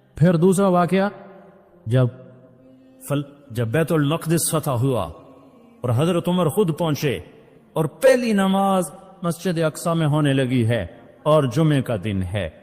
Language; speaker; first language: Urdu; non-native, local second language; Punjabi